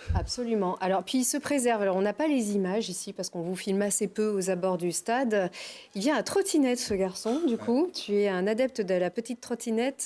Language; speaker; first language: French; native; French